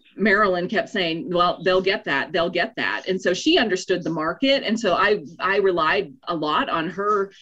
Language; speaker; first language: English; native; English